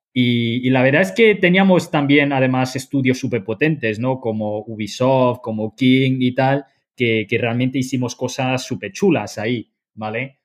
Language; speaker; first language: Spanish; non-native, fluent; Chinese